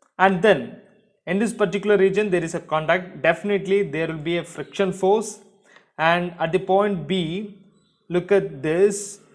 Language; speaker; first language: English; non-native, local second language; Tamil